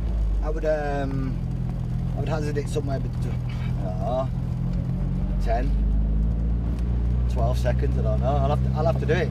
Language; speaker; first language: English; native; English